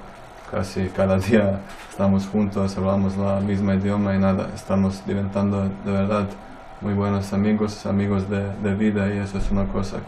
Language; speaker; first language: Spanish; non-native, fluent; Croatian